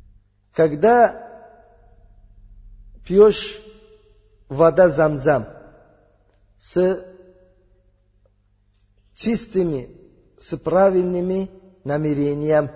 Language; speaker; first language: Russian; non-native, learner; Uzbek